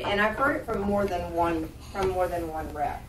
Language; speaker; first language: English; native; English